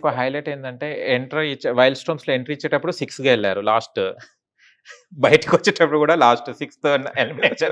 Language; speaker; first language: Telugu; native; Telugu